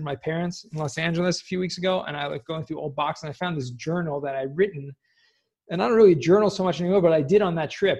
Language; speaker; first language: English; native; English